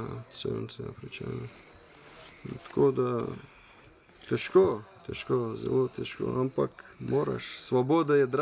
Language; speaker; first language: Slovenian; non-native, learner; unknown